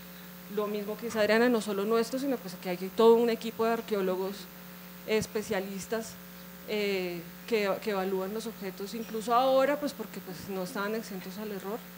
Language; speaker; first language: Spanish; native; Spanish